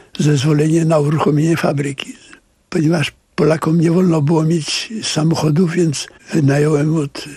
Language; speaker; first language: Polish; native; Polish